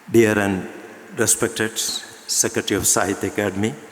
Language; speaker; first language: English; non-native, local second language; Malayalam